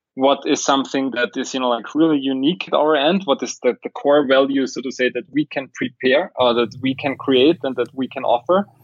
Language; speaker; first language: English; non-native, fluent; German